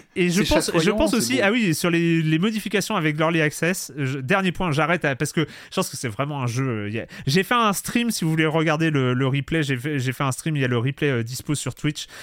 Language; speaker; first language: French; native; French